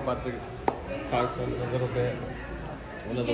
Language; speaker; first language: English; native; English